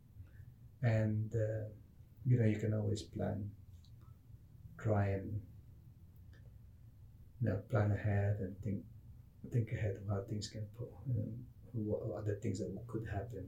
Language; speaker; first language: English; non-native, local second language; Filipino